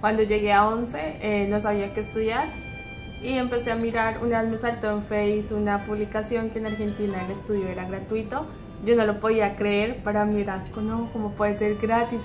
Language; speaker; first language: Spanish; native; Spanish